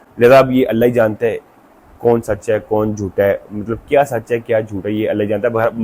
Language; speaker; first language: Urdu; non-native, local second language; Punjabi